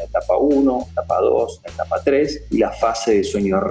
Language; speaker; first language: Spanish; native; Spanish